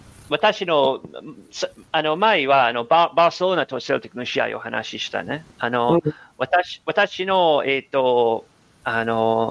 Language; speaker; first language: Japanese; non-native, learner; English